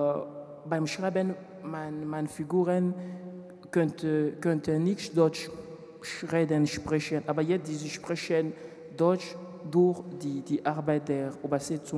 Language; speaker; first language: German; non-native, learner; French